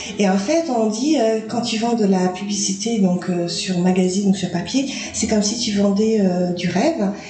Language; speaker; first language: French; native; French